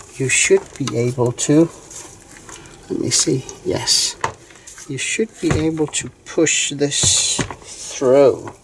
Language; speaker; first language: English; non-native, fluent; Danish